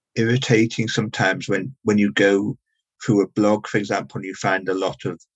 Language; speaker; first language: English; native; English